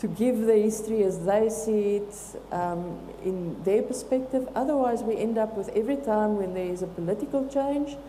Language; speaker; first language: English; non-native, local second language; Afrikaans